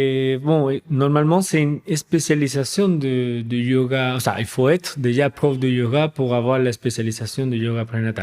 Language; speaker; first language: French; non-native, fluent; Spanish